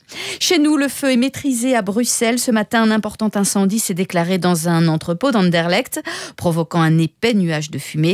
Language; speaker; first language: French; native; French